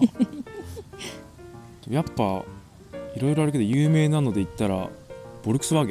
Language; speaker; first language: Japanese; native; Japanese